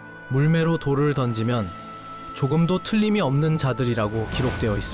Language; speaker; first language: Korean; native; Korean